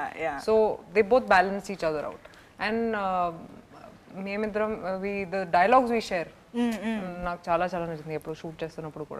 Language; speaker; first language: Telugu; non-native, local second language; Hindi